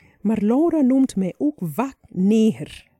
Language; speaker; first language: Dutch; non-native, fluent; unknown